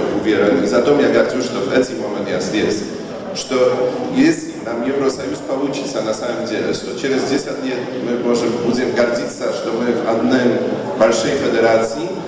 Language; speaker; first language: Polish; non-native, learner; Russian